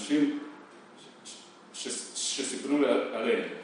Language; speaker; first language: Hebrew; non-native, learner; Russian